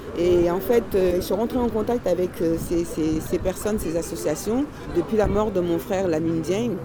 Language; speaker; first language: French; early bilingual, other home language; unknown